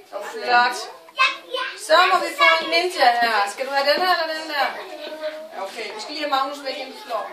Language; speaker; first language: Danish; native; Danish